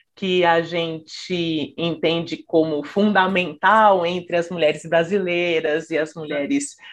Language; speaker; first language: Portuguese; native; Portuguese